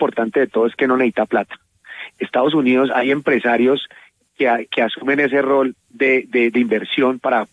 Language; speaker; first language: Spanish; native; Spanish